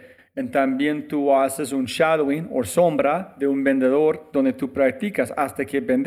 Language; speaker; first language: Spanish; non-native, fluent; English